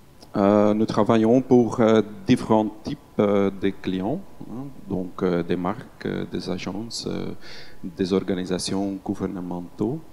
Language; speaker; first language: French; non-native, local second language; Dutch